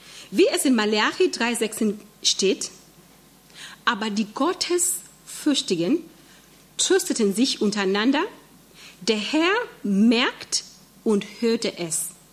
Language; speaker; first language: German; non-native, fluent; Swahili